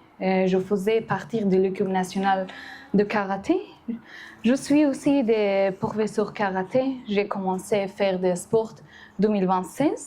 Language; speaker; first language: French; non-native, learner; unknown